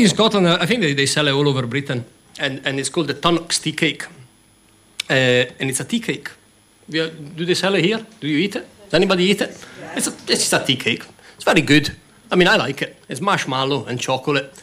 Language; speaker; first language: English; non-native, fluent; Italian